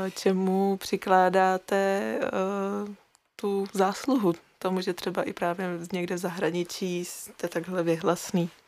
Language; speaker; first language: Czech; native; Czech